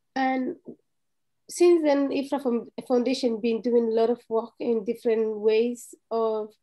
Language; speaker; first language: English; non-native, fluent; Somali